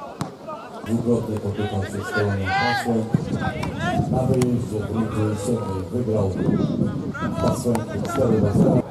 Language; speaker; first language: Polish; native; Polish